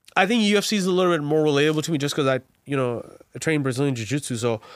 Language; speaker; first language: English; non-native, local second language; Bangla